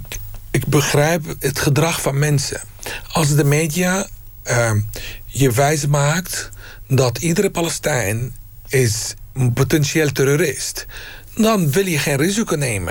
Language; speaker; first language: Dutch; non-native, fluent; Arabic